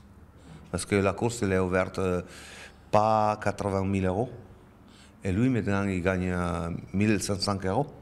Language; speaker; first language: French; non-native, learner; Italian